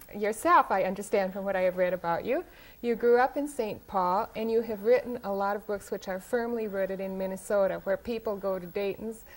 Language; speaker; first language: English; native; English